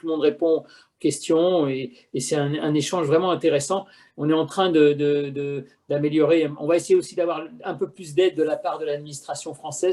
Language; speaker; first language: French; native; French